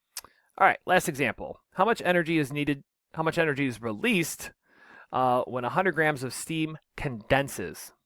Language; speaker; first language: English; native; English